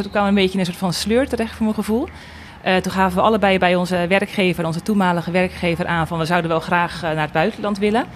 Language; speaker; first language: Dutch; native; Dutch